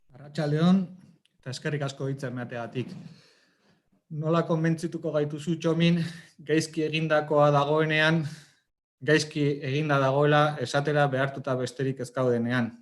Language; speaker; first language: Basque; native; Basque